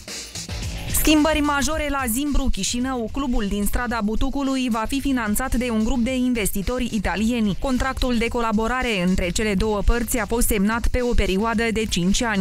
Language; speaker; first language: Romanian; native; Romanian